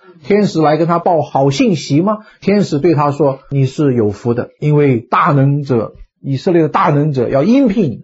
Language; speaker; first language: Chinese; native; Chinese